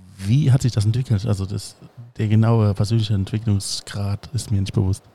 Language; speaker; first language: German; native; German